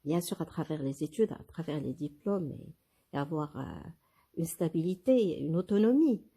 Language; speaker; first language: French; non-native, local second language; Arabic